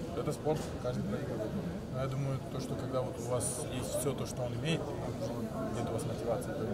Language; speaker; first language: Russian; non-native, local second language; Uzbek